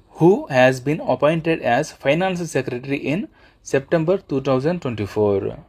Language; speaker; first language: English; non-native, local second language; Telugu